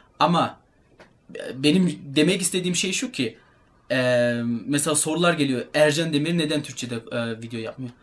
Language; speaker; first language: Turkish; early bilingual, heritage; Turkish